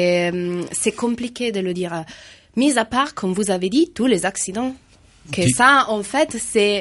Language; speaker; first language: French; non-native, fluent; Italian